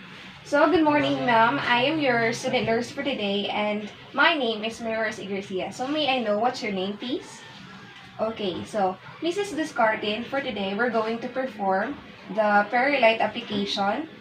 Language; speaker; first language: English; non-native, local second language; Filipino